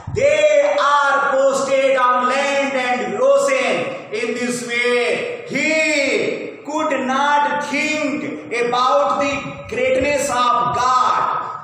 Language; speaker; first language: English; non-native, local second language; Hindi